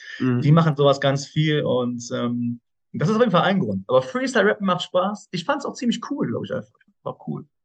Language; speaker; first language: German; native; German